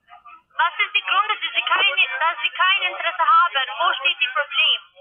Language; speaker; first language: German; non-native, learner; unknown